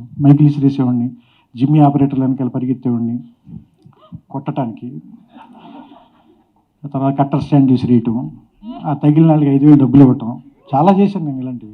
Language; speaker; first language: Telugu; native; Telugu